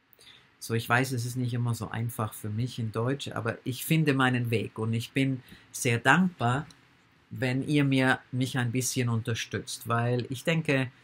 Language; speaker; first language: German; non-native, fluent; English